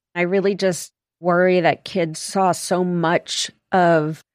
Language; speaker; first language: English; native; English